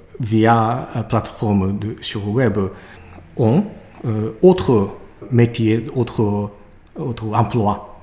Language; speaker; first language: French; non-native, learner; Japanese